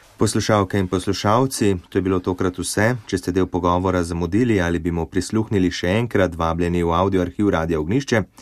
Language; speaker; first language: Slovenian; native; Slovenian